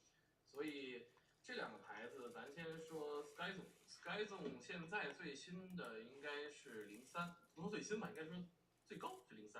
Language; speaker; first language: Chinese; native; Chinese